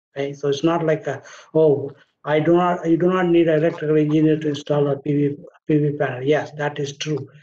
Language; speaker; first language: English; non-native, local second language; Marathi